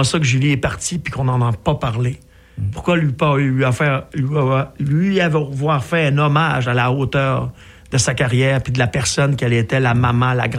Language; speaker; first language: French; native; French